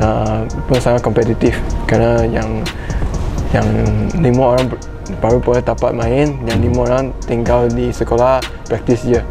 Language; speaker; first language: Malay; non-native, local second language; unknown